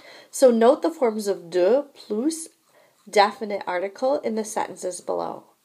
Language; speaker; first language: English; native; English